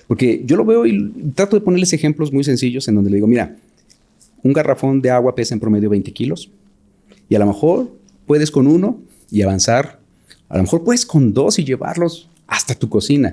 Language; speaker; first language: Spanish; native; Spanish